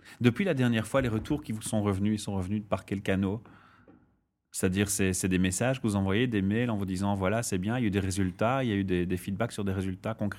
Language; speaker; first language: French; native; French